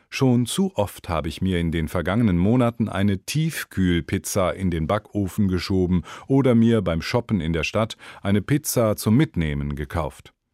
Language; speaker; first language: German; native; German